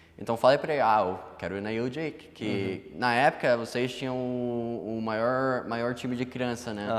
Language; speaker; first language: Portuguese; non-native, fluent; English